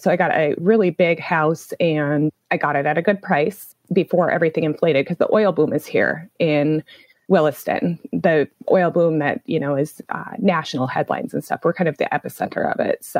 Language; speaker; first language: English; native; English